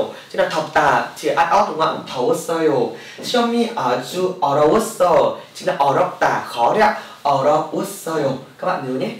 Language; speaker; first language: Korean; non-native, fluent; Vietnamese